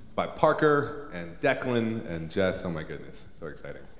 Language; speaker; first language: English; native; English